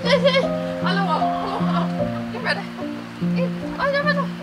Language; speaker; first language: Swedish; native; Swedish